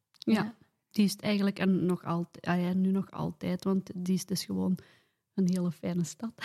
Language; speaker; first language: Dutch; native; Dutch